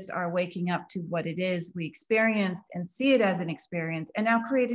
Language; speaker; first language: English; native; English